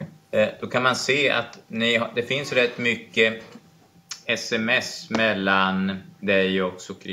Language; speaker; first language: Swedish; native; Swedish